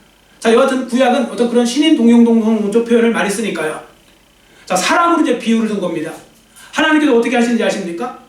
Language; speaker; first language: Korean; native; Korean